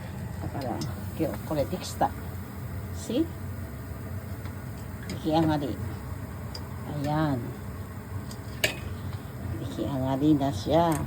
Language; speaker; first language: Japanese; non-native, learner; Filipino